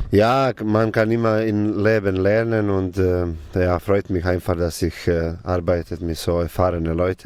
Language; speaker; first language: German; non-native, learner; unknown